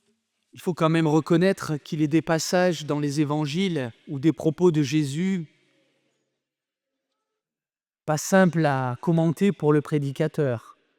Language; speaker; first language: French; native; French